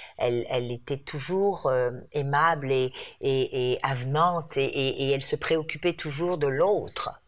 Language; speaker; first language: French; native; French